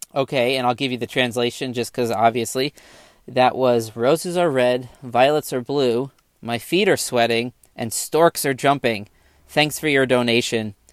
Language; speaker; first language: English; native; English